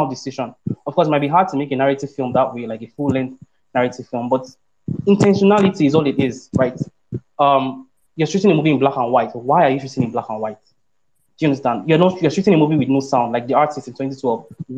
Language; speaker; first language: English; non-native, local second language; Yoruba